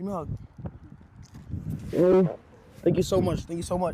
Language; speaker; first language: English; native; English